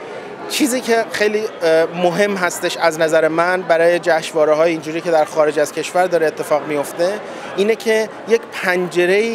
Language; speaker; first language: Persian; native; Persian